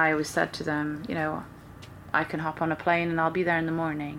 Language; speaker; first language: English; native; English